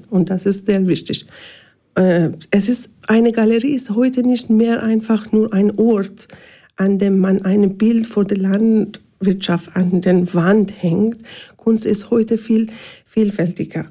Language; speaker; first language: German; non-native, fluent; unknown